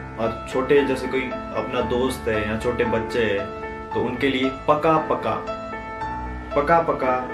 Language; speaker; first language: Hindi; native; Hindi